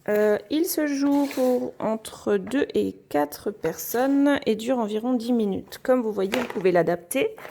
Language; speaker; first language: French; native; French